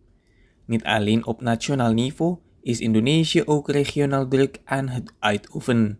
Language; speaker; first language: Dutch; non-native, fluent; Indonesian